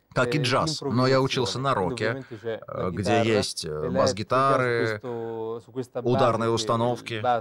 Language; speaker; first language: Russian; non-native, fluent; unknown